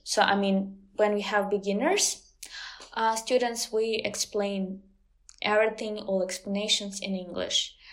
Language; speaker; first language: English; non-native, fluent; Ukrainian